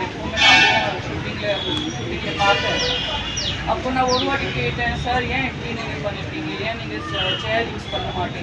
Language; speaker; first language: Tamil; non-native, learner; Gujarati